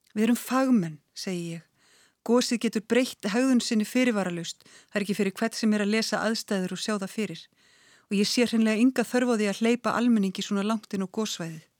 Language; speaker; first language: Icelandic; native; Icelandic